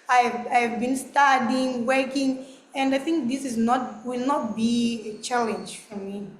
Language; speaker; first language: English; non-native, learner; Portuguese